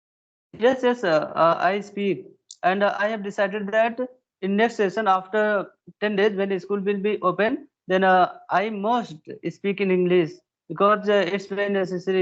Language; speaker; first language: English; non-native, learner; Hindi